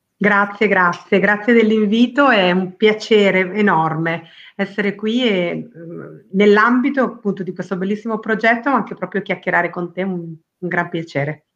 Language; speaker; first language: Italian; early bilingual, other home language; Spanish